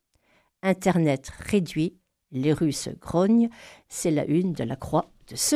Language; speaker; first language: French; native; French